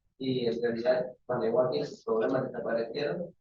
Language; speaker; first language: Spanish; native; Spanish